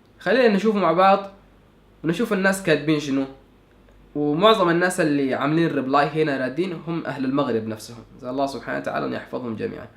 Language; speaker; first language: Arabic; native; Arabic